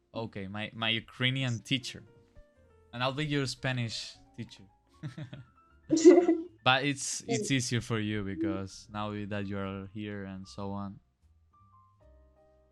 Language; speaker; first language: English; non-native, fluent; Spanish